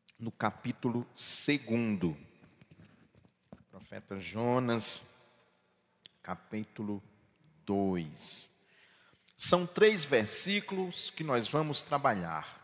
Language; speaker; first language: Portuguese; native; Portuguese